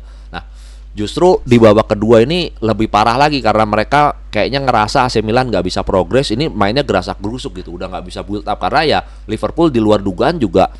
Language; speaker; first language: Indonesian; native; Indonesian